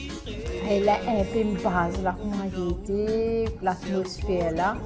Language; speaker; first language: French; non-native, local second language; Morisyen